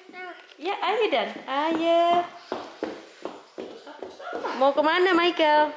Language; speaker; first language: Dutch; non-native, learner; Indonesian